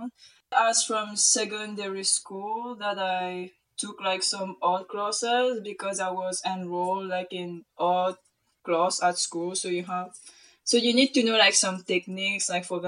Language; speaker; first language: English; non-native, local second language; Morisyen